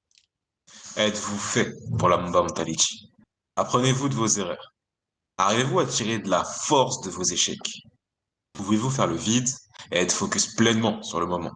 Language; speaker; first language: French; native; French